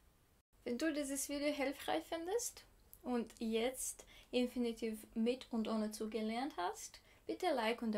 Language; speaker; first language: German; non-native, fluent; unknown